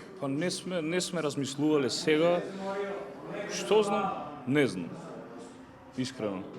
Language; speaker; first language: Macedonian; native; Macedonian